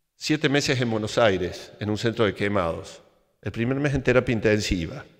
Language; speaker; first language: Spanish; native; Spanish